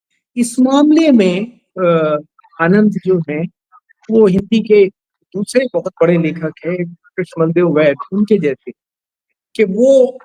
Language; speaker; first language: Hindi; native; Hindi